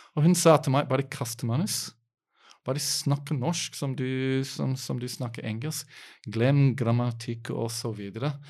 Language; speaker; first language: Norwegian; non-native, fluent; English